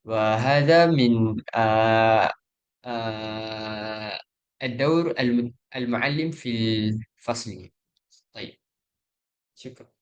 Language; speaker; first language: Arabic; non-native, learner; Malay